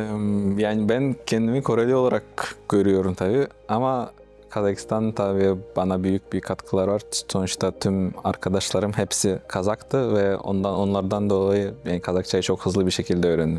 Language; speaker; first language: Turkish; non-native, fluent; Russian